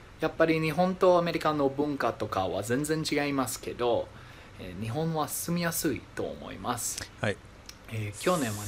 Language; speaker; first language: Japanese; non-native, learner; English